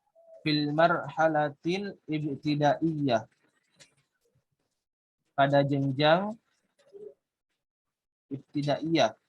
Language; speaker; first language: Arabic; non-native, learner; Indonesian